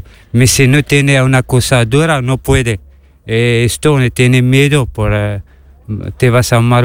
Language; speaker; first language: Spanish; non-native, learner; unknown